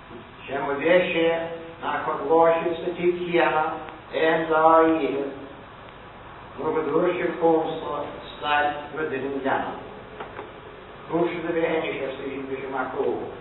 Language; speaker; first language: Irish; native; Irish